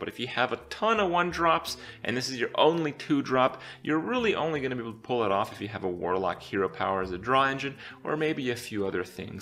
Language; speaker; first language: English; non-native, fluent; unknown